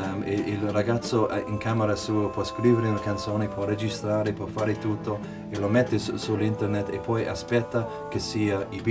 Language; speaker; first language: Italian; non-native, fluent; English